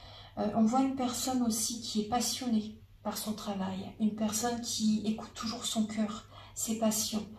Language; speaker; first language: French; native; French